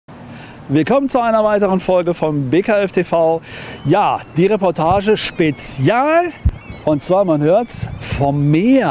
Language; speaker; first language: German; native; German